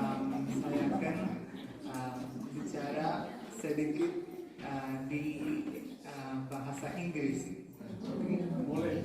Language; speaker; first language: Indonesian; non-native, learner; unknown